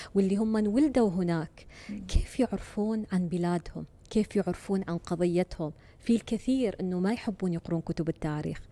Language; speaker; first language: Arabic; native; Arabic